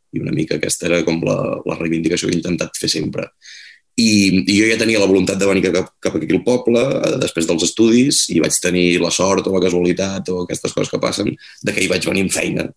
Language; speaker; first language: Catalan; native; Catalan